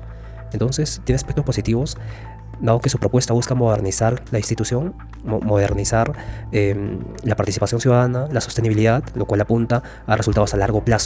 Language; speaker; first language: Spanish; native; Spanish